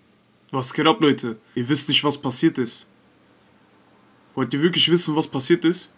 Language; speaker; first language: German; early bilingual, other home language; Turkish